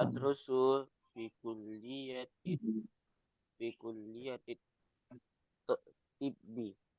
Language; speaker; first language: Arabic; non-native, learner; Indonesian